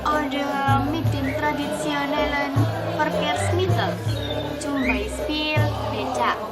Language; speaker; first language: German; non-native, learner; Indonesian